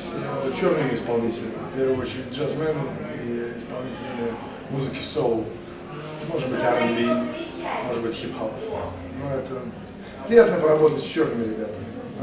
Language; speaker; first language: Russian; native; Russian